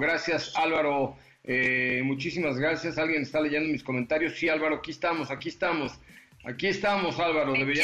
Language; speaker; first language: Spanish; native; Spanish